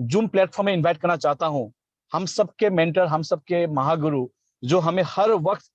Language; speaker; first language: Hindi; non-native, local second language; Assamese